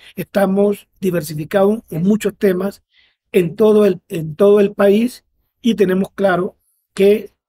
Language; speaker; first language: Spanish; native; Spanish